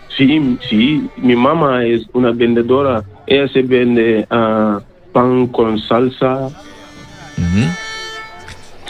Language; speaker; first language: Spanish; non-native, learner; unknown